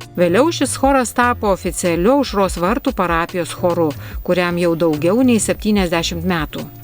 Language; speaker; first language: Lithuanian; native; Lithuanian